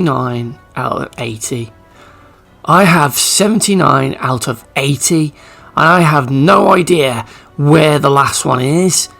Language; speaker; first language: English; native; English